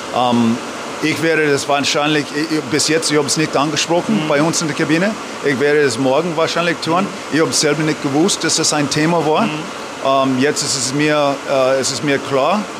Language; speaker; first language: German; non-native, fluent; English